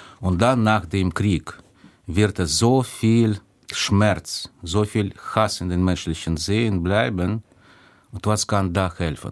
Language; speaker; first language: German; non-native, fluent; Russian